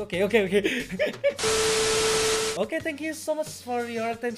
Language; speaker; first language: English; non-native, learner; Indonesian